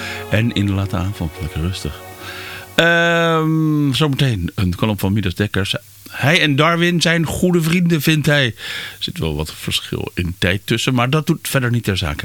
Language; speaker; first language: Dutch; native; Dutch